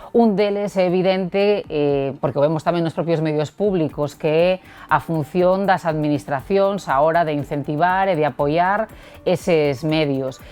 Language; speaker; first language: Galician; non-native, local second language; Spanish